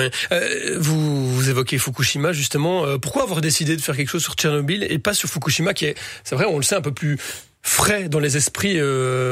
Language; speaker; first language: French; native; French